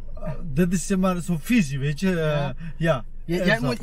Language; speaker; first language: Dutch; non-native, fluent; Armenian